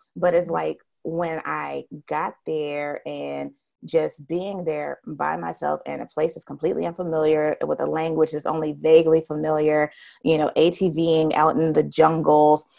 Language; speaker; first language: English; native; English